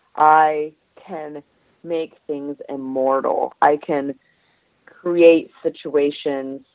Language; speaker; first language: English; early bilingual, other home language; Polish